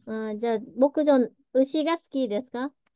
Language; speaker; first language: Japanese; early bilingual, heritage; Vietnamese